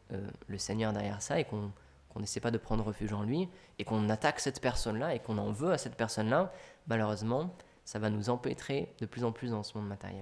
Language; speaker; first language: French; native; French